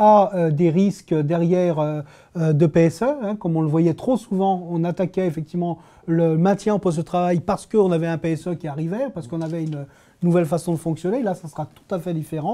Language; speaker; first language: French; native; French